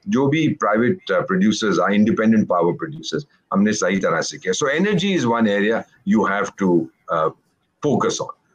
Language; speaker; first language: Hindi; native; Hindi